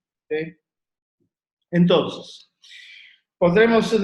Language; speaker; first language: Spanish; non-native, learner; Italian